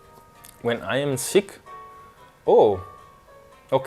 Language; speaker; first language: English; non-native, fluent; Italian